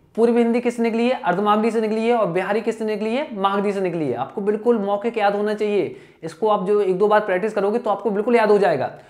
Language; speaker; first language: Hindi; native; Hindi